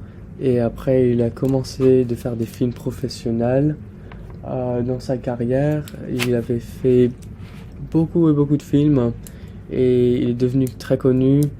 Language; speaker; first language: French; non-native, learner; English